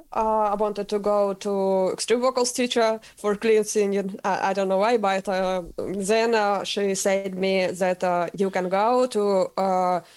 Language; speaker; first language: English; non-native, learner; Russian